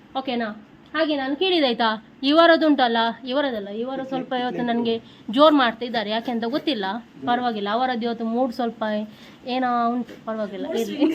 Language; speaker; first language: Kannada; non-native, local second language; Konkani